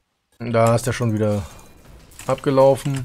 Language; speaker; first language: German; native; German